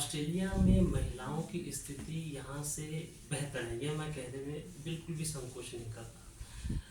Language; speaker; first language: Hindi; native; Hindi